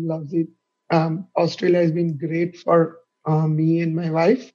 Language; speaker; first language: English; non-native, local second language; Gujarati